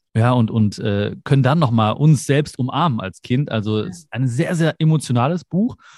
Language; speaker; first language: German; early bilingual, other home language; Malayalam